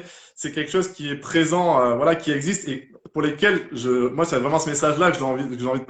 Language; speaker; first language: French; native; French